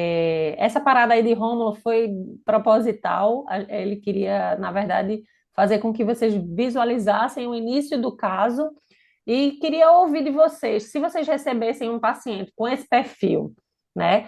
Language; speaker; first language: Portuguese; native; Portuguese